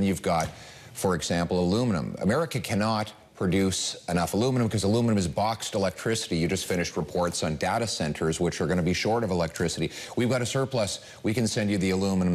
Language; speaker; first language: English; native; English